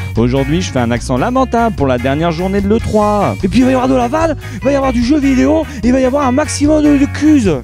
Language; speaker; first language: French; native; French